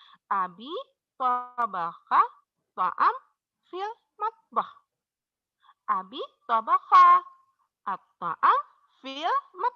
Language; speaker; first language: Arabic; non-native, fluent; Indonesian